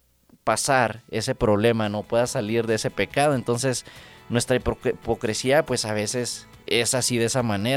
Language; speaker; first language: Spanish; native; Spanish